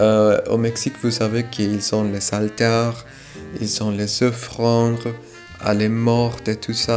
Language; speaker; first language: French; non-native, fluent; Spanish